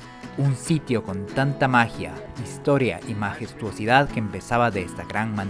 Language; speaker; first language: Spanish; native; Spanish